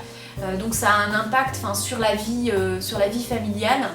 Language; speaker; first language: French; native; French